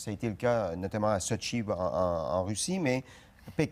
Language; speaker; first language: French; native; French